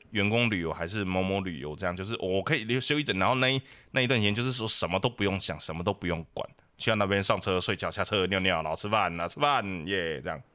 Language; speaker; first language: Chinese; native; Chinese